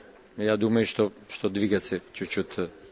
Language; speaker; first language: Russian; non-native, learner; Serbian